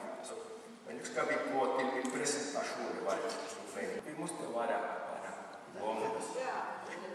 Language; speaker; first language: Swedish; non-native, local second language; Finnish